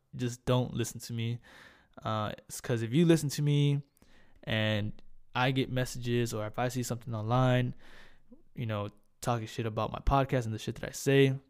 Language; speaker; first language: English; early bilingual, other home language; Spanish